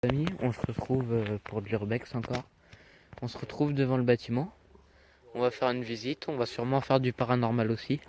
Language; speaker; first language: French; native; French